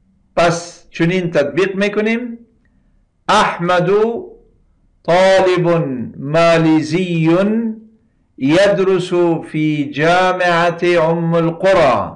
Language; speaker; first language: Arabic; non-native, fluent; Persian